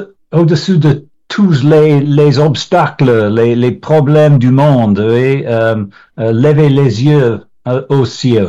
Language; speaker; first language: French; non-native, learner; English